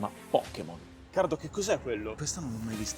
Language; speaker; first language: Italian; native; Italian